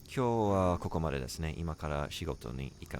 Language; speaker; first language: Japanese; non-native, learner; English